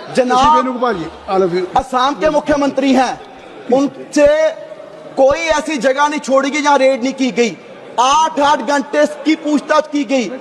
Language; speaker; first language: Hindi; non-native, local second language; Punjabi